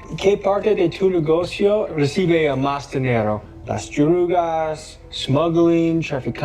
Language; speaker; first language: Spanish; non-native, learner; English